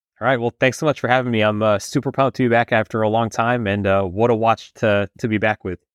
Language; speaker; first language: English; non-native, fluent; French